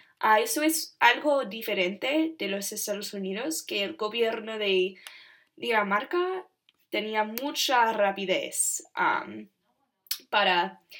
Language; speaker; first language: Spanish; non-native, learner; English